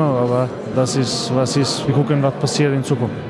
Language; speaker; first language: German; non-native, learner; Macedonian